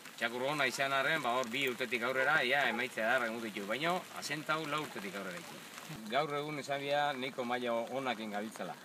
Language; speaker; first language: Basque; native; Basque